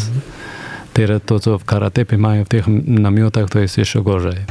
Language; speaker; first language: Polish; non-native, fluent; Persian